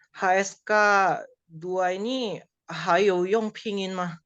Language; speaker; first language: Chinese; non-native, learner; Indonesian